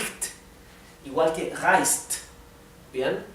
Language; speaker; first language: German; non-native, fluent; Spanish